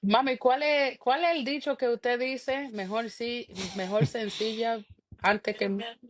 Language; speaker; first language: Spanish; early bilingual, heritage; Spanish